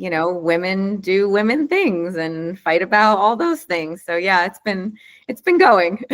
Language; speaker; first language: English; native; English